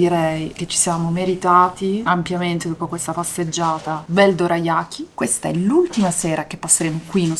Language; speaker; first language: Italian; native; Italian